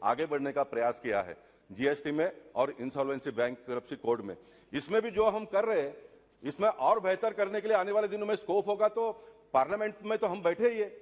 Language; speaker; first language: Hindi; non-native, local second language; Tulu